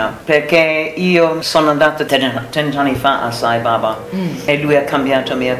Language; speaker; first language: Italian; non-native, learner; English